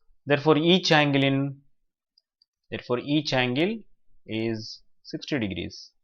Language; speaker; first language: English; non-native, local second language; Telugu